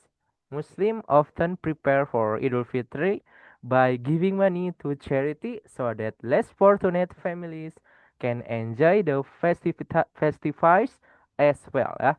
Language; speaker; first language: English; non-native, fluent; Indonesian